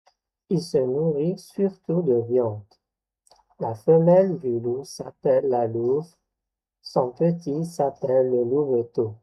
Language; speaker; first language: French; non-native, local second language; Arabic